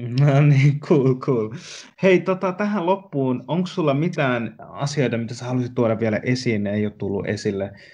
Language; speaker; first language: Finnish; early bilingual, other home language; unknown